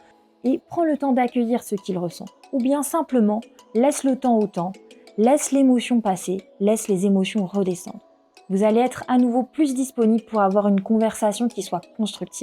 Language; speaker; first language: French; native; French